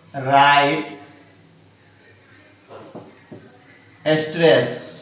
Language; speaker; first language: English; non-native, local second language; Hindi